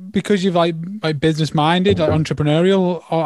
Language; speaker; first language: English; native; English